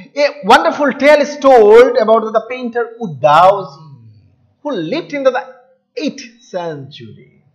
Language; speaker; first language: English; non-native, local second language; Hindi